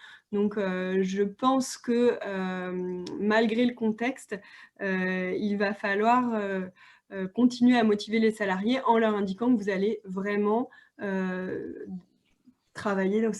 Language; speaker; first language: French; native; French